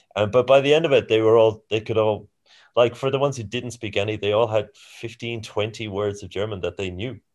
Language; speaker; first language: English; native; English